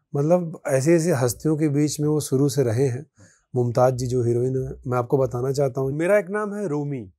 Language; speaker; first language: Hindi; native; Hindi